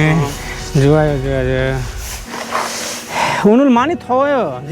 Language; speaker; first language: Korean; non-native, learner; Bangla